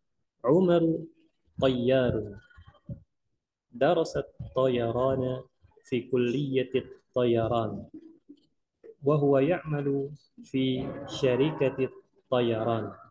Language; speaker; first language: Arabic; non-native, fluent; Indonesian